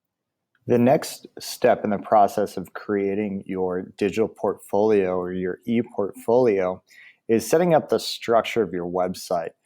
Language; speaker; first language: English; native; English